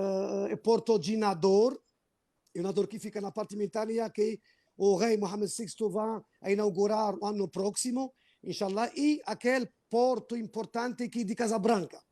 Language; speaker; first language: Portuguese; non-native, fluent; Arabic